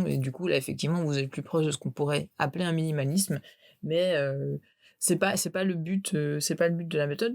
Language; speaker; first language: French; native; French